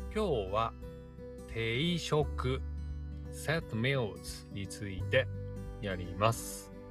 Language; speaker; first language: Japanese; native; Japanese